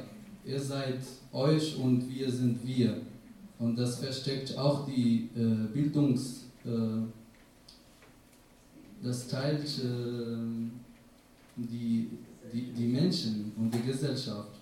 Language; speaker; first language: German; non-native, fluent; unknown